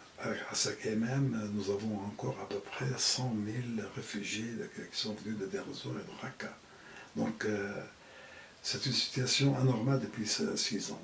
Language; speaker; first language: French; non-native, fluent; Arabic